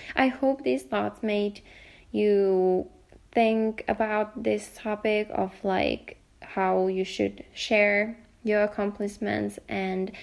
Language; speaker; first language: English; non-native, fluent; Finnish